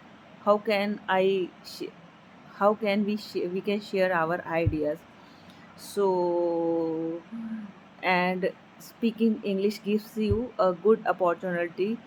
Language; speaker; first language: English; non-native, learner; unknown